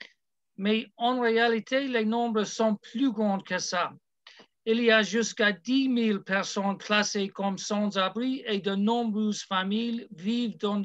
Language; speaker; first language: French; non-native, learner; English